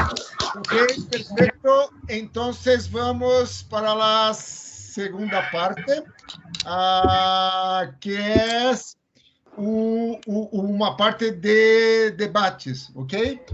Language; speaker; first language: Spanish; non-native, learner; Portuguese